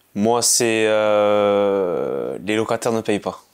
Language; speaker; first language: French; native; French